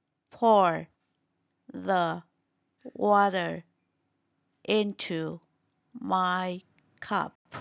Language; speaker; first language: English; non-native, fluent; Chinese